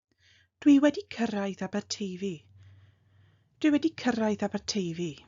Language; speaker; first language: Welsh; non-native, fluent; English